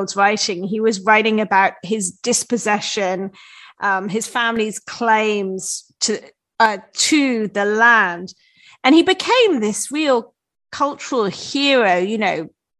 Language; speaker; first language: English; native; English